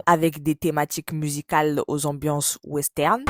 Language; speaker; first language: French; native; French